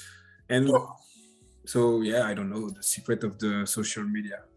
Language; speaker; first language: English; non-native, learner; French